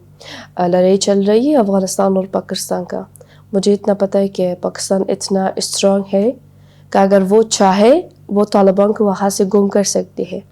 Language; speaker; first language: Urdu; non-native, learner; Persian